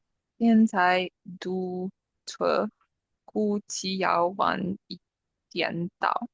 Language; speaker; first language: Chinese; non-native, learner; English